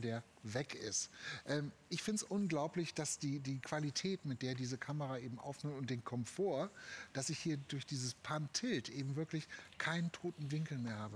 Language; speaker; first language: German; native; German